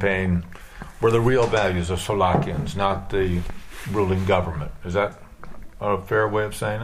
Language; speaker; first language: English; native; English